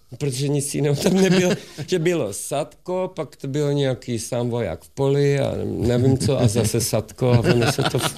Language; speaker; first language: Czech; non-native, local second language; Hungarian